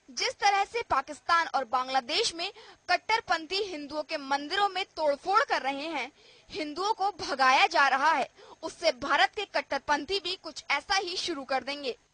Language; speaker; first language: Hindi; native; Hindi